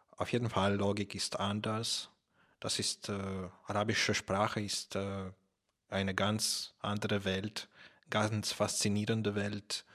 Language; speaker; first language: German; non-native, fluent; Russian